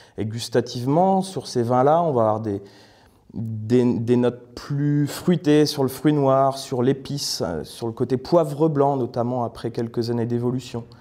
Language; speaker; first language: French; native; French